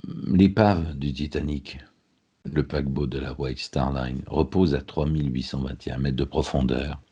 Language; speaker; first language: French; native; French